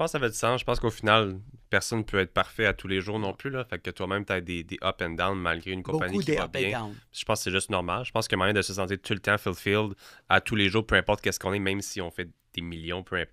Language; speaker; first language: French; native; French